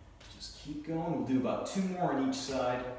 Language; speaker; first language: English; native; English